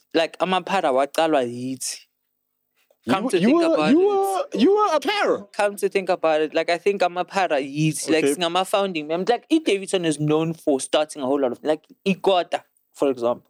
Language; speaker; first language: English; non-native, local second language; Zulu